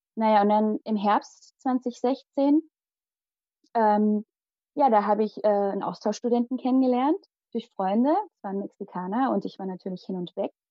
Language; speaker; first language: German; early bilingual, other home language; Malayalam